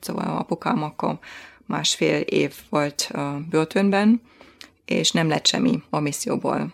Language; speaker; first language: Hungarian; non-native, fluent; German